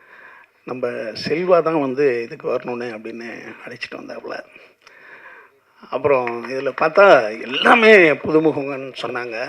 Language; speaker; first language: Tamil; native; Tamil